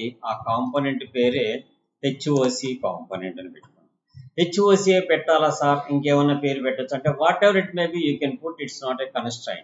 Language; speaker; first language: Telugu; native; Telugu